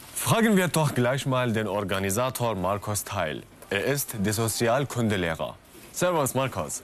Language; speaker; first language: German; non-native, fluent; Arabic